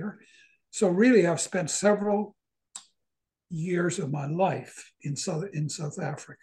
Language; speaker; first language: English; native; English